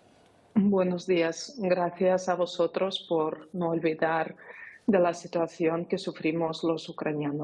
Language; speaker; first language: Spanish; non-native, fluent; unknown